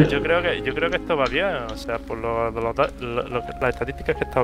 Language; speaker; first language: Spanish; native; Spanish